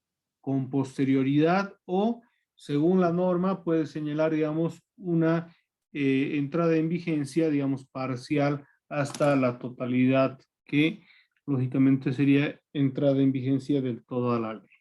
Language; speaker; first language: Spanish; native; Spanish